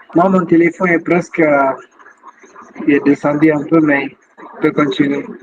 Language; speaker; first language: French; non-native, local second language; Tamasheq